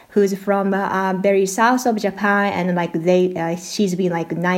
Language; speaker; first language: English; non-native, learner; Japanese